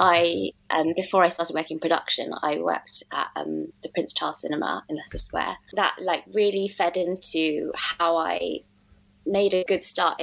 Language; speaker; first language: English; native; English